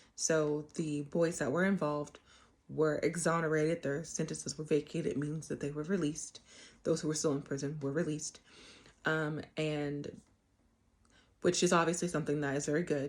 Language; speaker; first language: English; native; English